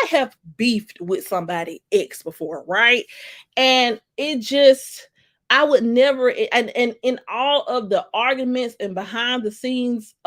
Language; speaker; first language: English; native; English